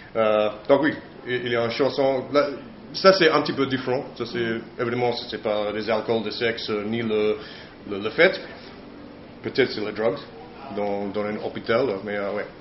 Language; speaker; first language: French; non-native, learner; English